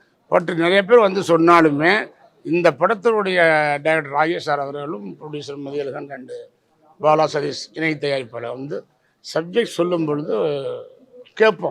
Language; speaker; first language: Tamil; native; Tamil